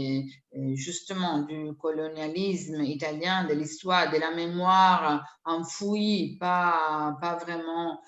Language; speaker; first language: French; non-native, fluent; Italian